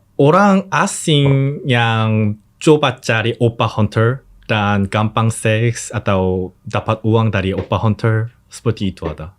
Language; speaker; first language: Indonesian; non-native, learner; Korean